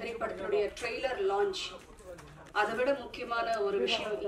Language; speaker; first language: Tamil; native; Tamil